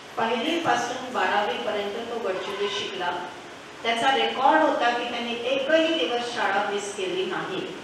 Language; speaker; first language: Marathi; non-native, local second language; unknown